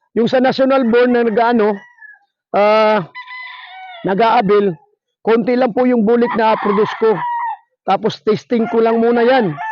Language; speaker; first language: Filipino; non-native, local second language; Surigaonon